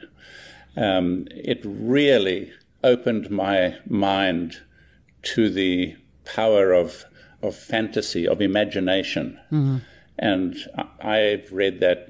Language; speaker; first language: English; native; English